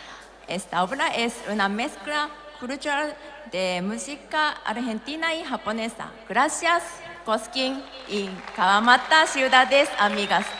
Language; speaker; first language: Spanish; non-native, fluent; Japanese